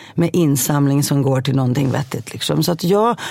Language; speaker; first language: Swedish; early bilingual, other home language; Greek